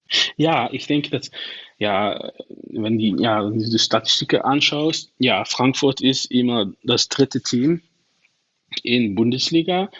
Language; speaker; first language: German; non-native, learner; Dutch